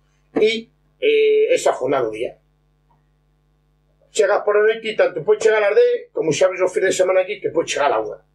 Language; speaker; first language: Spanish; non-native, local second language; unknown